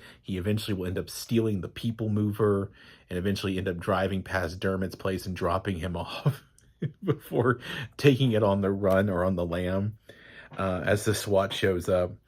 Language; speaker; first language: English; native; English